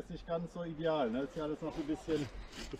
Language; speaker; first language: German; native; German